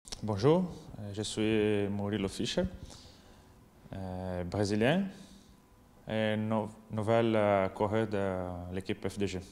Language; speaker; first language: French; non-native, learner; Portuguese